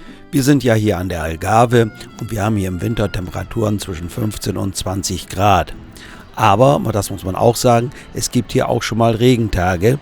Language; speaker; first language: German; native; German